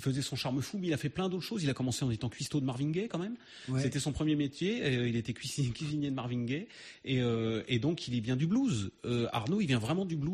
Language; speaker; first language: French; native; French